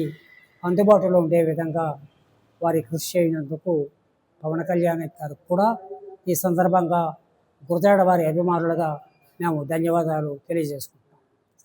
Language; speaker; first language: Telugu; native; Telugu